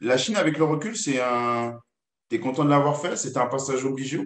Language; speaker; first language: French; native; French